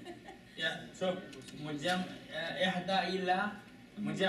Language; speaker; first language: Arabic; non-native, learner; Chinese